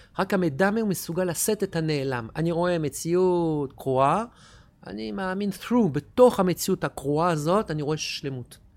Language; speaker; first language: Hebrew; non-native, fluent; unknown